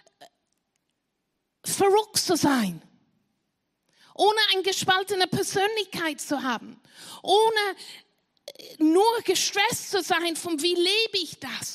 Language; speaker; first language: German; non-native, fluent; English